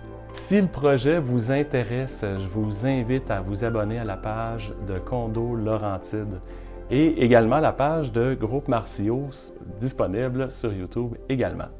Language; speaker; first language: French; native; French